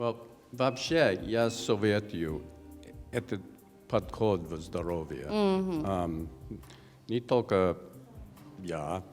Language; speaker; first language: Russian; non-native, learner; English